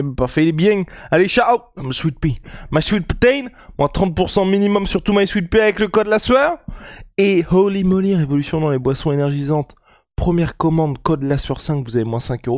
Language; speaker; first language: French; native; French